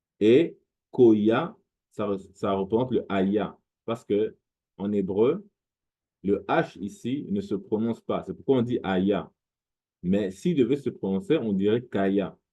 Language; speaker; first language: French; non-native, local second language; Lingala